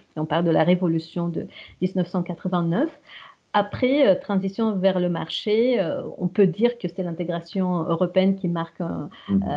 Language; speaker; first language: French; non-native, fluent; Romanian